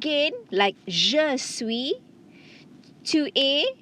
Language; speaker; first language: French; non-native, fluent; Malay